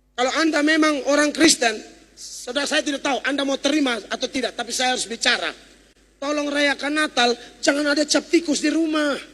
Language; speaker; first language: Indonesian; native; Indonesian